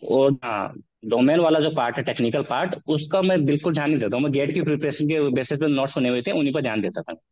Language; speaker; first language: Hindi; native; Hindi